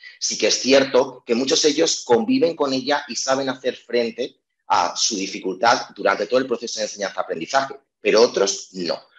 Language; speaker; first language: Spanish; native; Spanish